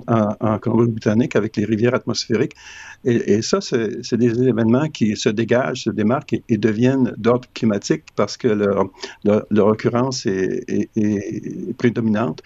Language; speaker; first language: French; native; French